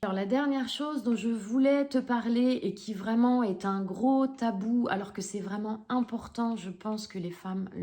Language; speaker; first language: French; native; French